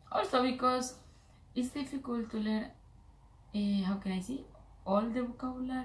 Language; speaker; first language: English; non-native, learner; Spanish